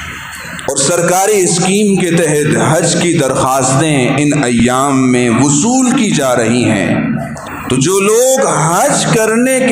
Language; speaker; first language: Urdu; native; Urdu